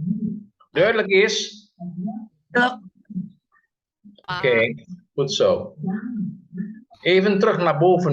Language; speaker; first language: Dutch; non-native, fluent; Indonesian